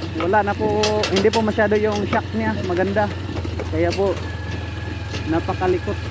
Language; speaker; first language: Filipino; non-native, local second language; Cebuano